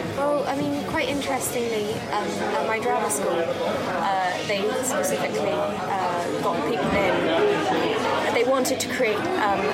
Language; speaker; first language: English; native; English